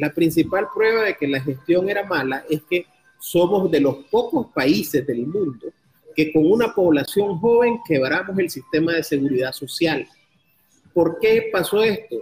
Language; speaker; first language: Spanish; native; Spanish